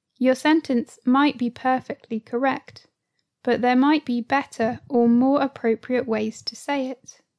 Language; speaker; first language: English; native; English